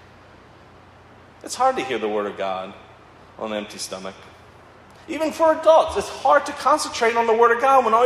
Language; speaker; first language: English; native; English